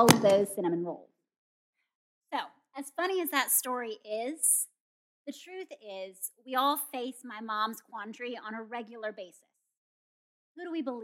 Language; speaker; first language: English; native; English